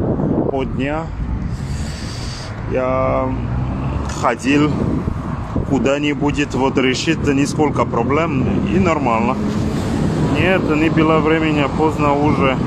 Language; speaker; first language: Russian; non-native, learner; French